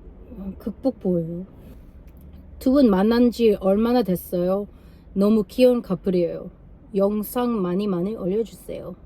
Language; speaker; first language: Korean; non-native, learner; English